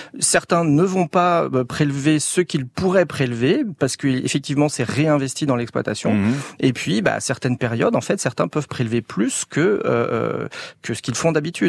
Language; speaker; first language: French; native; French